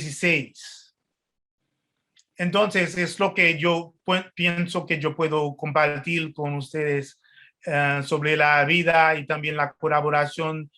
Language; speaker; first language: Spanish; non-native, fluent; French